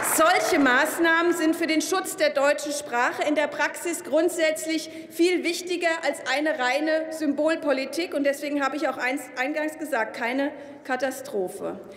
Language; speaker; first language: German; native; German